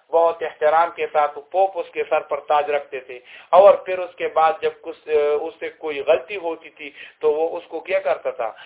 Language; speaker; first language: Urdu; non-native, local second language; Pashto